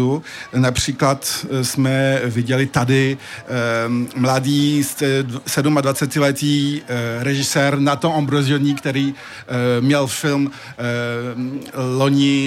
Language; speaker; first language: Czech; early bilingual, heritage; French